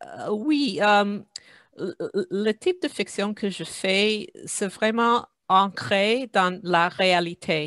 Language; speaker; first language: French; non-native, fluent; English